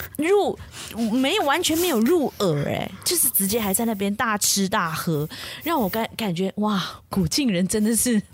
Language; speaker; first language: Chinese; native; Chinese